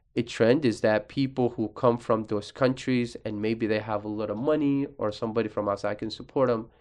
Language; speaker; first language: English; early bilingual, other home language; Arabic